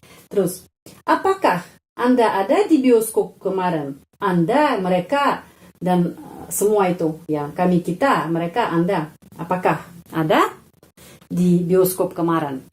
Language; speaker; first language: Indonesian; non-native, fluent; Russian